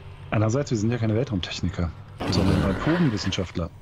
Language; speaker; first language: German; native; German